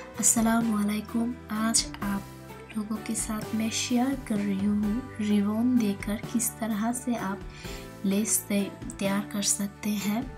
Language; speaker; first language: Hindi; non-native, learner; Bangla